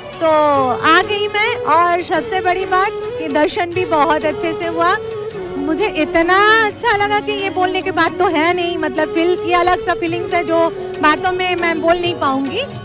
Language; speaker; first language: Hindi; non-native, local second language; Bangla